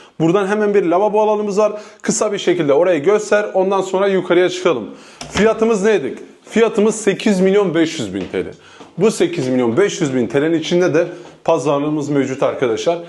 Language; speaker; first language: Turkish; native; Turkish